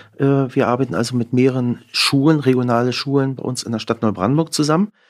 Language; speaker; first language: German; native; German